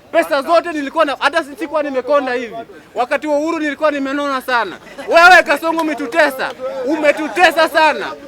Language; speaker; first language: Swahili; non-native, local second language; Luo (Kenya and Tanzania)